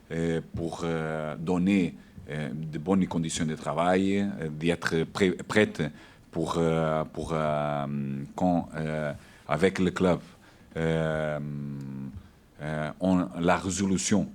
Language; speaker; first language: French; non-native, learner; Portuguese